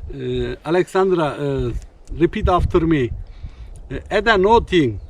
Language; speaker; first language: English; non-native, learner; Turkish